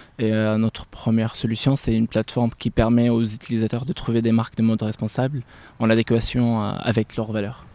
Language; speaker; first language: French; non-native, fluent; Arabic